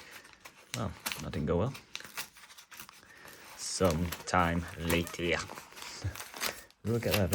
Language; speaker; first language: English; native; English